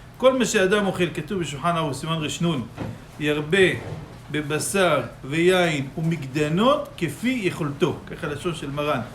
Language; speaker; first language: Hebrew; native; Hebrew